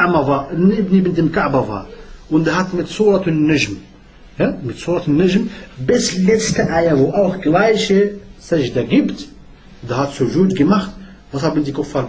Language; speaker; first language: German; non-native, learner; Arabic